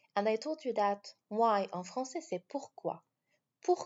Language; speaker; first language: French; non-native, fluent; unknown